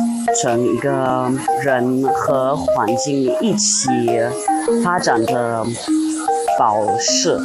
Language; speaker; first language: Chinese; non-native, fluent; German